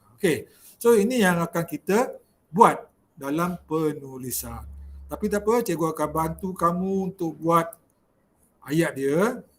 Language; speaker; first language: Malay; native; Malay